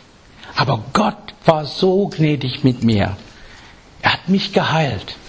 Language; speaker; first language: German; non-native, fluent; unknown